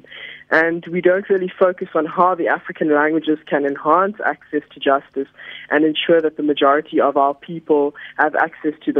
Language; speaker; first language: English; native; English